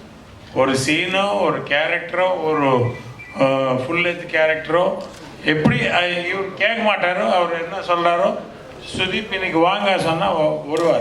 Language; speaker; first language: Tamil; non-native, fluent; Telugu